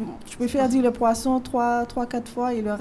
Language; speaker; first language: French; native; French